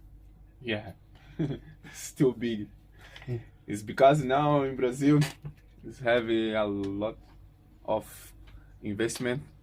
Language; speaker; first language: English; non-native, learner; Portuguese